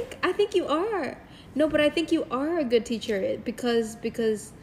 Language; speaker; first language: English; non-native, fluent; Indonesian